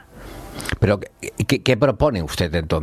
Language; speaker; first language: Spanish; native; Spanish